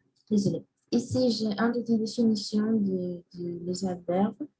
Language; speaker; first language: French; non-native, learner; Spanish